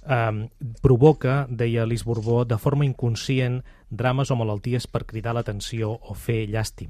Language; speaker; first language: Catalan; native; Catalan